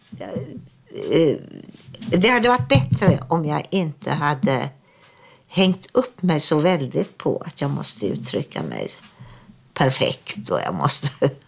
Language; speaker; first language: Swedish; early bilingual, other home language; German